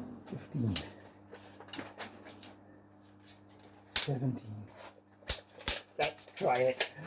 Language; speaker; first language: English; native; English